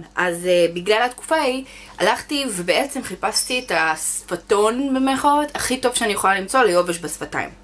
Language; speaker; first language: Hebrew; native; Hebrew